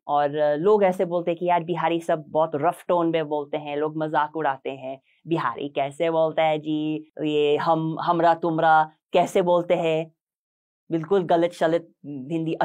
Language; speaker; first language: Hindi; non-native, fluent; English